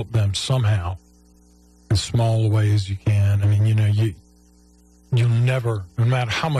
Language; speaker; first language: English; native; English